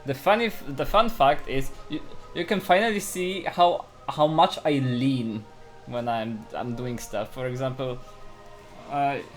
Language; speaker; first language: English; non-native, fluent; Polish